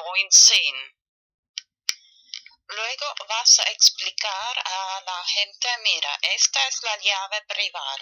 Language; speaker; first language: Spanish; non-native, fluent; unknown